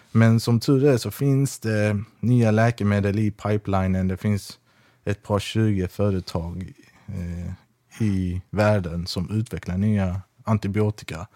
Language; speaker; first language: Swedish; early bilingual, other home language; Persian